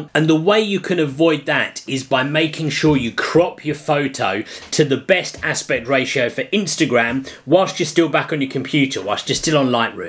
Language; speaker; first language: English; native; English